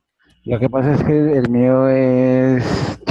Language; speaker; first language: Spanish; native; Spanish